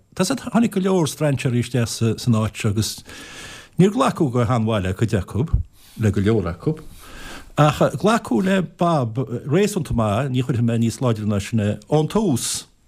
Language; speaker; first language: Irish; native; Irish